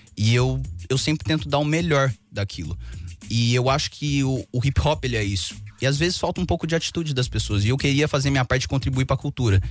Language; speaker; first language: Portuguese; early bilingual, heritage; Portuguese